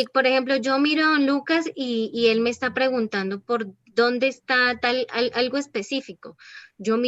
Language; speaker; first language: Spanish; native; Spanish